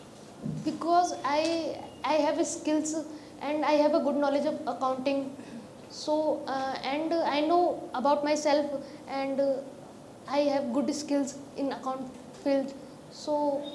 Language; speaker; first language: English; non-native, learner; Hindi